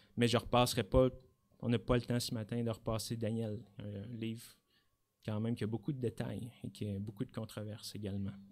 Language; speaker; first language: French; native; French